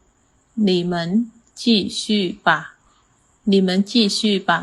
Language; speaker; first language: Chinese; non-native, fluent; Khmer